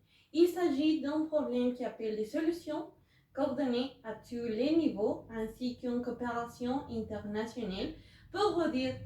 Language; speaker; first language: French; non-native, learner; Spanish